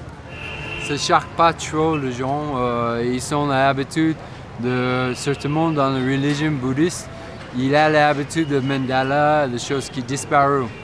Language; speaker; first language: French; non-native, learner; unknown